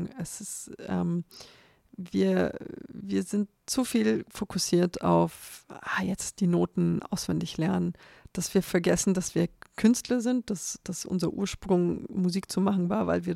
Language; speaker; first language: German; native; German